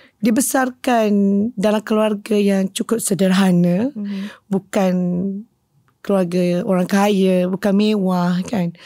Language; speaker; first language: Malay; native; Malay